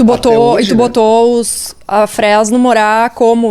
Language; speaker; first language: Portuguese; native; Portuguese